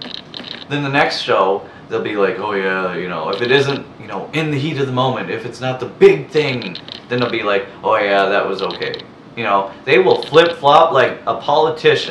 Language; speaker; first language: English; native; English